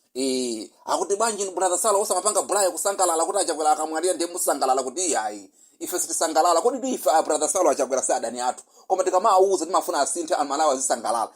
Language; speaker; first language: Nyanja; non-native, local second language; Yao